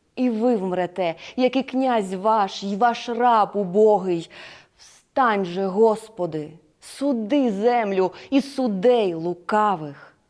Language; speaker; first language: Ukrainian; native; Ukrainian